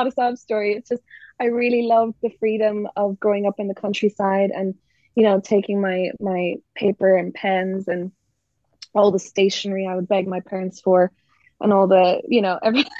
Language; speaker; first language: English; native; English